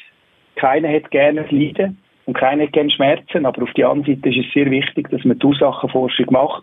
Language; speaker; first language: German; native; German